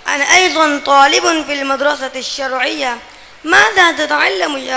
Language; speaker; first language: Arabic; non-native, learner; Urdu